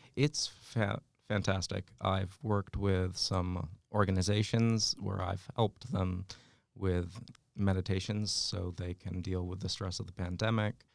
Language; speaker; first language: English; native; English